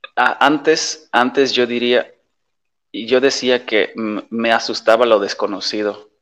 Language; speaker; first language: Spanish; non-native, fluent; Polish